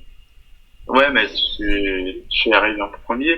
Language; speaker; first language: French; non-native, fluent; Portuguese